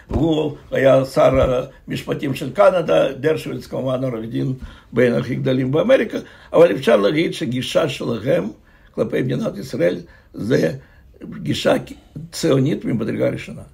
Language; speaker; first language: Hebrew; non-native, fluent; Russian